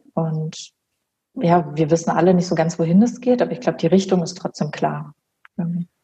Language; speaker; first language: German; early bilingual, other home language; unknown